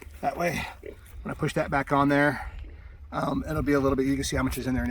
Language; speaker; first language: English; native; English